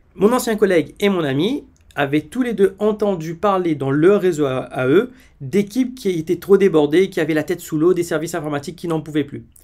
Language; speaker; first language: French; native; French